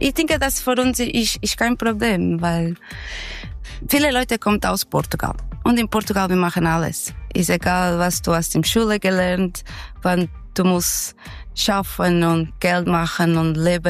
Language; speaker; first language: German; non-native, learner; Portuguese